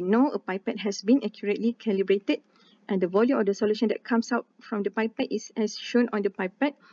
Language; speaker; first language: English; non-native, local second language; Malay